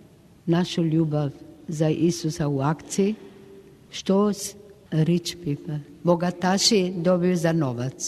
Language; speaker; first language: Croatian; non-native, local second language; Albanian